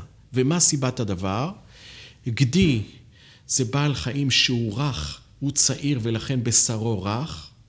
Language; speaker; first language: Hebrew; native; Hebrew